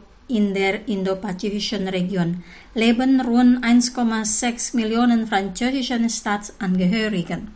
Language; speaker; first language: German; non-native, fluent; Indonesian